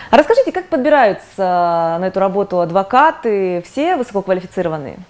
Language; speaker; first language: Russian; native; Russian